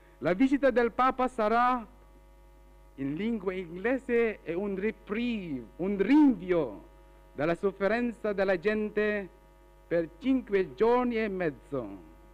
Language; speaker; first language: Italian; non-native, fluent; Filipino